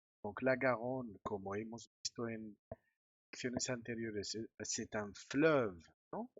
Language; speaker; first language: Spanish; non-native, fluent; French